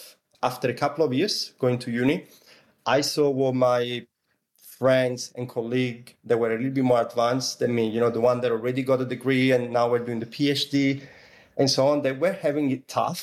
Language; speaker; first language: English; non-native, fluent; Italian